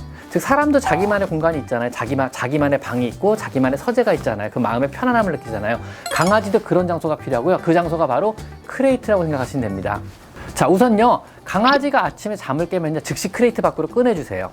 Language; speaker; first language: Korean; native; Korean